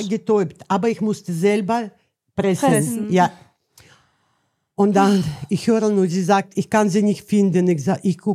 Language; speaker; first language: German; non-native, learner; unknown